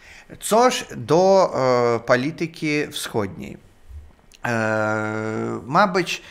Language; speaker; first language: Polish; non-native, fluent; Russian